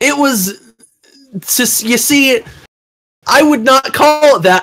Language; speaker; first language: English; native; English